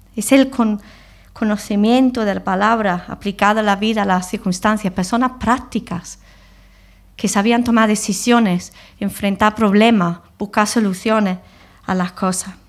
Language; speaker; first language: Spanish; non-native, fluent; English